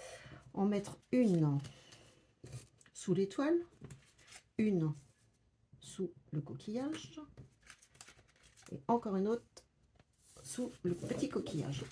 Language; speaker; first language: French; native; French